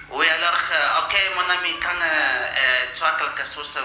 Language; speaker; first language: French; non-native, learner; Indonesian